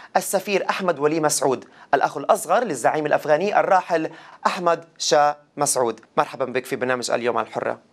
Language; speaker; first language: Arabic; native; Arabic